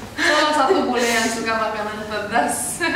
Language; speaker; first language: Indonesian; non-native, fluent; Romanian